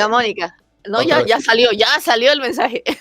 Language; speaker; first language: Spanish; native; Spanish